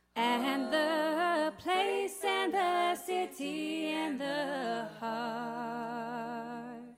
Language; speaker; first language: English; early bilingual, other home language; Persian